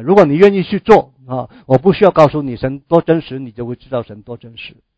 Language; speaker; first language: Chinese; native; Chinese